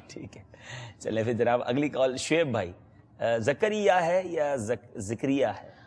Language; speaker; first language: Urdu; native; Urdu